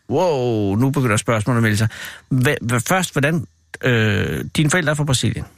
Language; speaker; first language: Danish; native; Danish